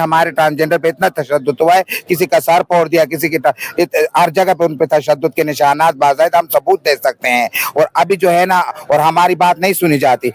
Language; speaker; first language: Urdu; non-native, local second language; Pashto